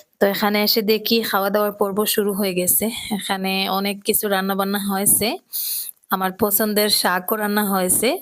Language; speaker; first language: Bangla; native; Bangla